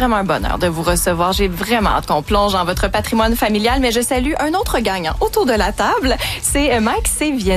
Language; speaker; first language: French; native; French